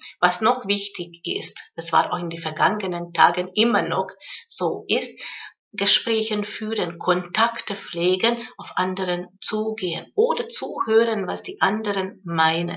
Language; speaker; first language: German; non-native, fluent; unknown